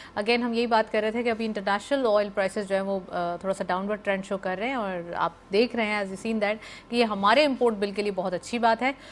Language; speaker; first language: Urdu; native; Urdu